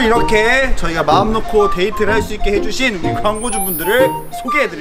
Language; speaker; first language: Korean; native; Korean